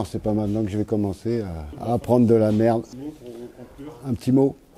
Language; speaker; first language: French; native; French